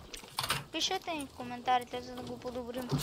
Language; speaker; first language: Bulgarian; native; Bulgarian